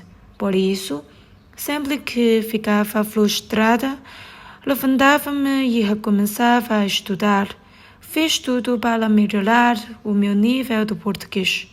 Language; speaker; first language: Portuguese; non-native, learner; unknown